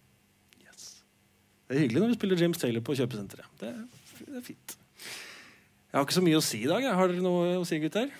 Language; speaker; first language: Norwegian; native; Norwegian